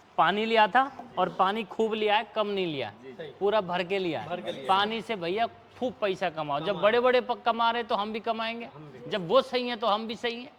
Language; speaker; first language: Hindi; native; Hindi